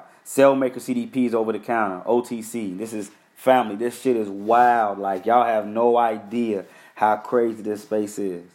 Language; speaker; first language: English; native; English